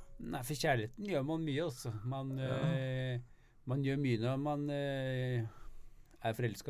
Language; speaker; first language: Norwegian; native; Norwegian